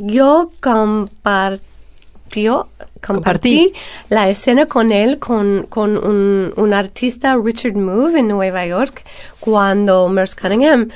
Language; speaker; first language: Spanish; non-native, fluent; English